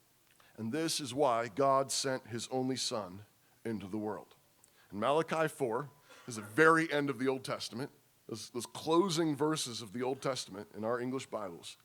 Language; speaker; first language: English; native; English